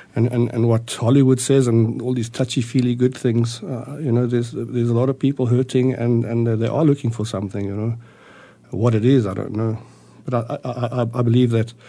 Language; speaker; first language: English; early bilingual, other home language; German